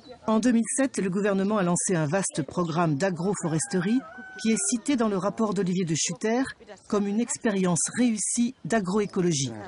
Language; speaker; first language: French; native; French